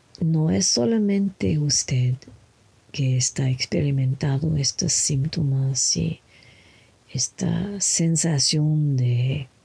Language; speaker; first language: Spanish; non-native, learner; English